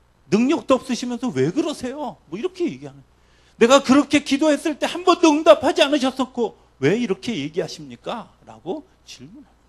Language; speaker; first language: Korean; native; Korean